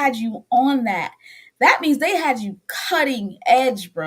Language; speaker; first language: English; native; English